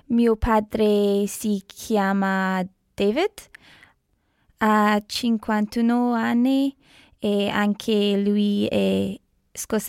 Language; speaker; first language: Italian; non-native, learner; English